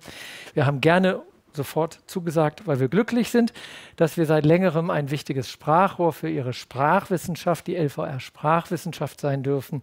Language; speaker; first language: German; native; German